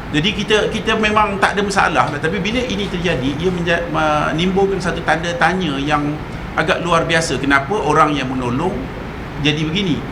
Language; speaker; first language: Malay; native; Malay